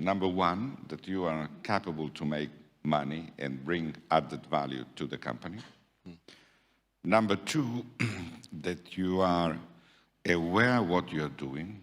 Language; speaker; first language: English; non-native, fluent; Italian